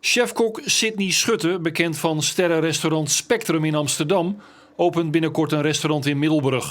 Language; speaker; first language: Dutch; native; Dutch